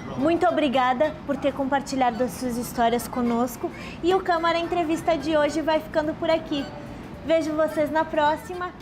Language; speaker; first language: Portuguese; native; Portuguese